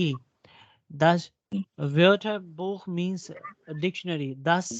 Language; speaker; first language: German; non-native, fluent; Urdu